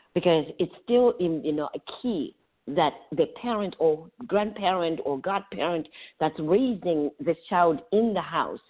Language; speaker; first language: English; non-native, local second language; North Ndebele